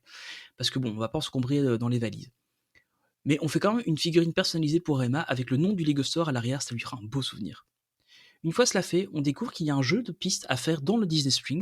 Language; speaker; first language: French; native; French